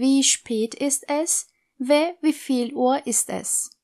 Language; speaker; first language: German; non-native, fluent; Turkish